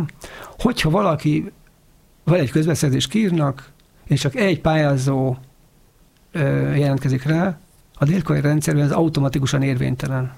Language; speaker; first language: Hungarian; native; Hungarian